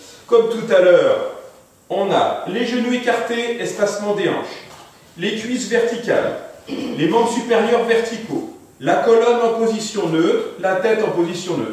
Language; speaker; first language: French; native; French